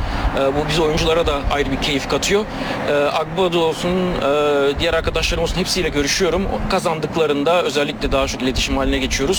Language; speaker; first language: Turkish; native; Turkish